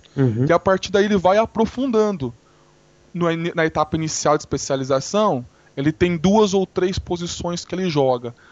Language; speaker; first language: Portuguese; native; Portuguese